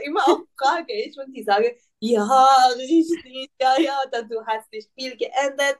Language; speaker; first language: German; non-native, learner; Persian